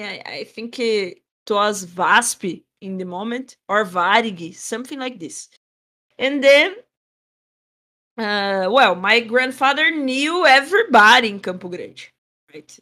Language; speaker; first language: English; non-native, fluent; Portuguese